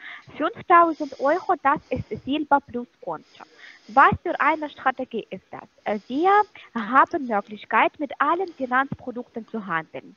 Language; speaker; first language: German; non-native, fluent; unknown